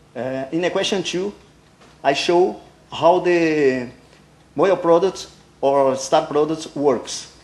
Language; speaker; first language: English; non-native, learner; Portuguese